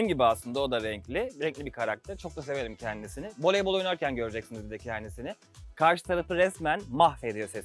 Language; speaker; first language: Turkish; native; Turkish